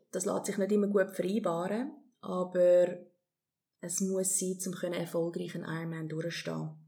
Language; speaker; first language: German; early bilingual, heritage; German